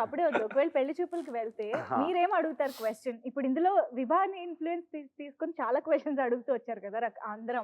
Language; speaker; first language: Telugu; native; Telugu